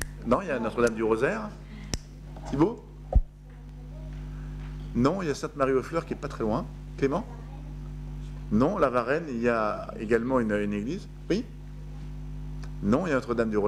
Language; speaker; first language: French; native; French